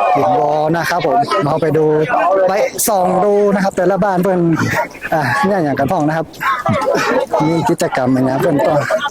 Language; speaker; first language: Thai; native; Thai